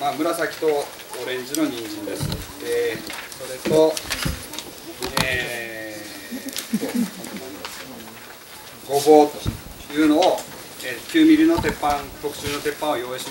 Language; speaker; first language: Japanese; native; Japanese